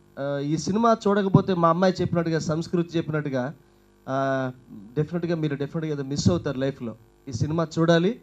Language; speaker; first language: Telugu; native; Telugu